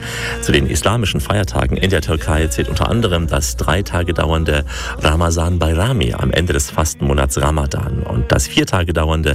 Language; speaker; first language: German; native; German